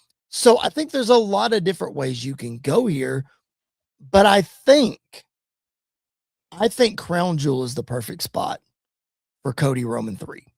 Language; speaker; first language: English; native; English